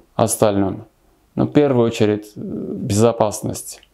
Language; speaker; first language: Russian; non-native, local second language; Armenian